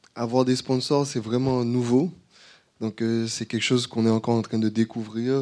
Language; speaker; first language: French; native; French